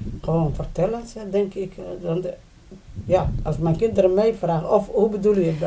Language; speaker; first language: Dutch; non-native, learner; Somali